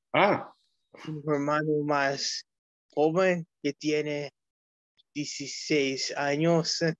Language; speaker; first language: Spanish; non-native, learner; English